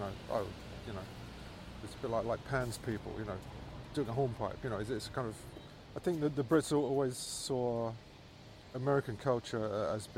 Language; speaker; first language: English; native; English